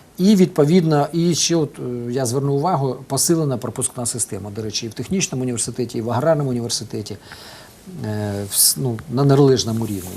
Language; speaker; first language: Ukrainian; native; Ukrainian